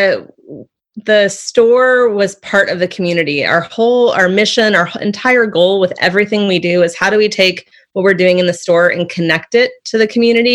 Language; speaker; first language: English; native; English